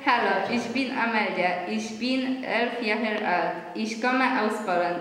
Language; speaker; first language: German; non-native, learner; Polish